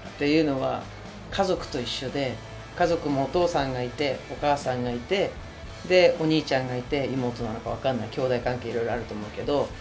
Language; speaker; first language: Japanese; native; Japanese